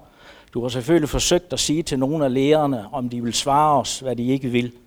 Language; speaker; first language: Danish; native; Danish